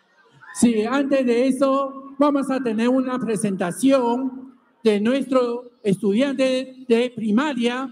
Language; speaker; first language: Spanish; non-native, fluent; Chinese